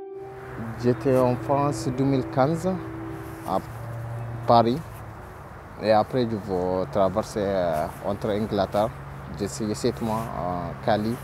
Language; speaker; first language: French; non-native, learner; Oromo